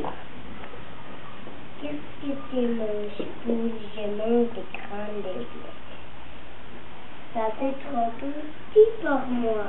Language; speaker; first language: French; non-native, learner; English